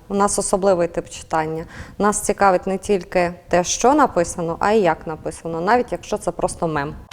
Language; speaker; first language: Ukrainian; native; Ukrainian